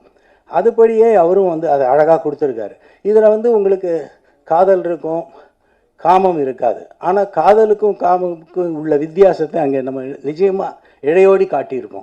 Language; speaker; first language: Tamil; native; Tamil